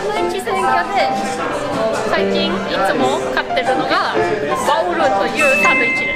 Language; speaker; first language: Japanese; non-native, fluent; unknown